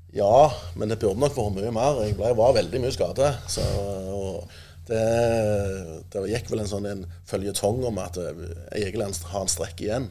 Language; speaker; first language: Norwegian; native; Norwegian